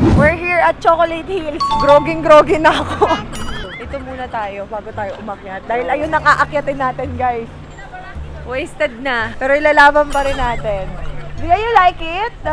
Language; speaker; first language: Filipino; native; Filipino